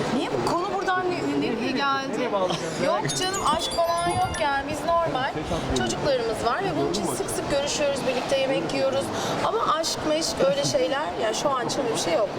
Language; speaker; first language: Turkish; native; Turkish